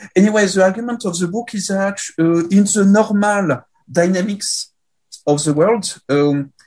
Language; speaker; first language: English; non-native, fluent; French